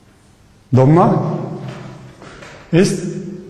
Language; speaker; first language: German; non-native, learner; Arabic